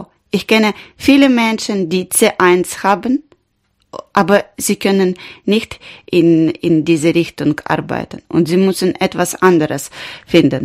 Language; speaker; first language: German; non-native, learner; Ukrainian